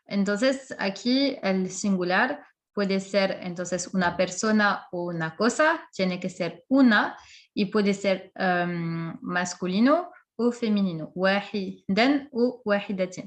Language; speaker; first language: Spanish; non-native, fluent; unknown